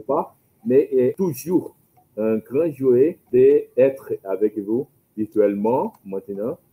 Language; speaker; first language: French; non-native, learner; Portuguese